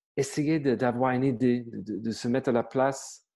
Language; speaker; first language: French; non-native, fluent; English